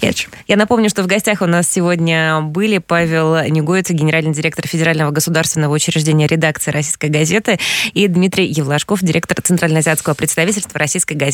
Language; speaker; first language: Russian; native; Russian